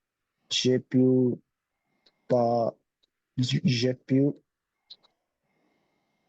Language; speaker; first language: French; non-native, learner; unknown